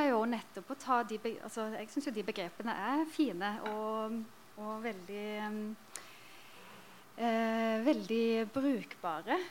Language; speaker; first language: Norwegian; native; Norwegian